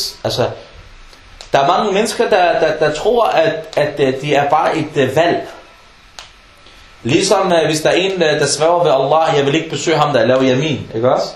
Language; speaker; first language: Danish; non-native, fluent; Arabic